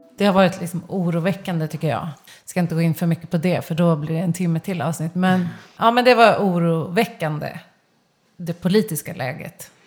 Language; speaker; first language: Swedish; native; Swedish